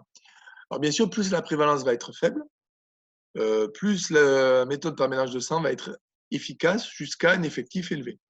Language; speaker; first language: French; native; French